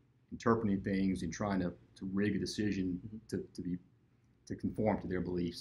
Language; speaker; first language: English; native; English